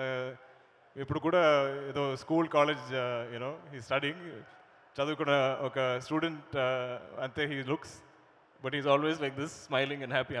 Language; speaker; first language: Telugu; non-native, learner; Malayalam